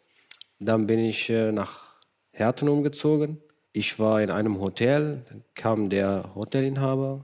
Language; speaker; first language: German; non-native, fluent; Kurdish